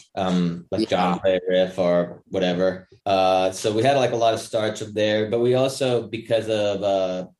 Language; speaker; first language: English; native; English